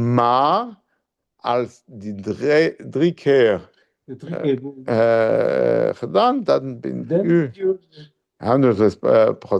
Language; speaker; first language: Dutch; non-native, learner; French